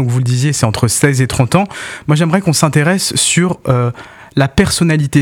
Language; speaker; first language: French; native; French